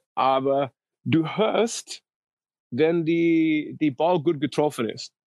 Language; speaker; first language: German; non-native, fluent; English